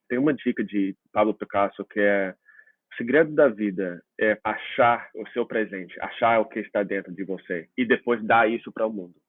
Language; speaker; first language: Portuguese; non-native, fluent; English